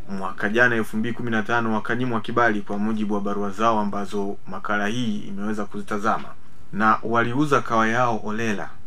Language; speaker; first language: Swahili; native; Swahili